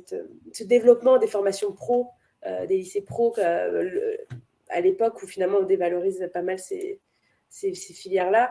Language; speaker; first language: French; native; French